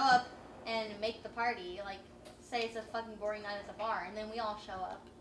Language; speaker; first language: English; native; English